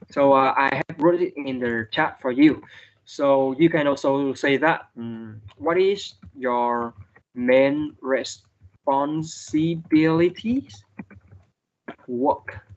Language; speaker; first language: English; non-native, fluent; Vietnamese